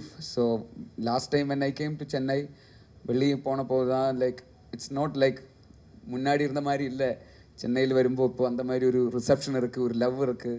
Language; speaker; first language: Tamil; non-native, learner; Malayalam